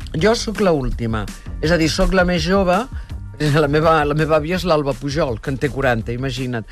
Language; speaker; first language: Catalan; native; Catalan